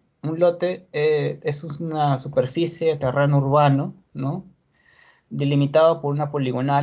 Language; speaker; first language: Spanish; native; Spanish